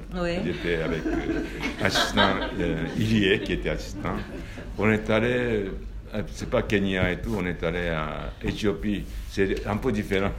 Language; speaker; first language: French; non-native, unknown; Japanese